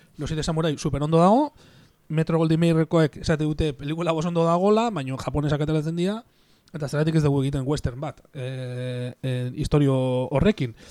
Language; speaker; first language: Basque; native; Basque